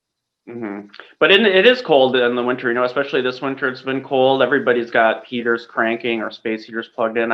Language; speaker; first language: English; native; English